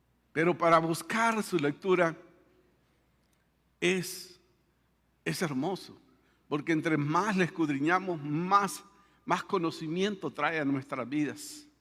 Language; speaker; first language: Spanish; native; Spanish